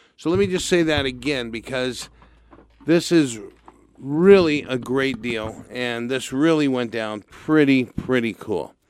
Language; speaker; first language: English; native; English